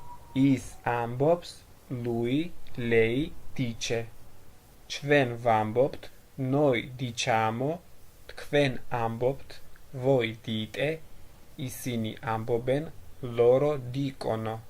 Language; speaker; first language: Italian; non-native, fluent; Georgian